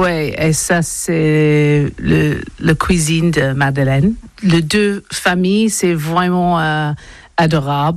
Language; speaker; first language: French; non-native, learner; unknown